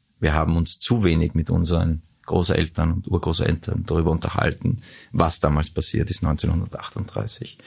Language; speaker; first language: German; native; German